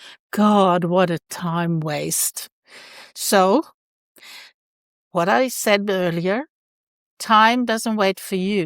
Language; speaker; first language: English; non-native, fluent; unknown